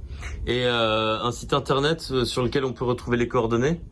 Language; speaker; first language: French; native; French